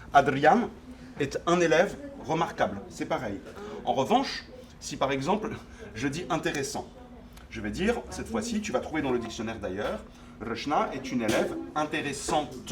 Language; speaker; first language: French; native; French